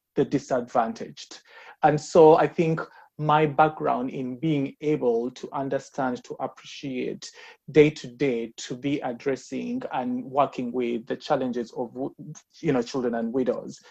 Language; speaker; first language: English; non-native, local second language; Ganda